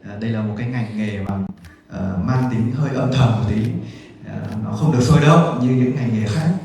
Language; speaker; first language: Vietnamese; native; Vietnamese